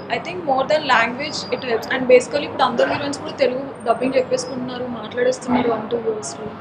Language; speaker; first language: Telugu; non-native, local second language; Marathi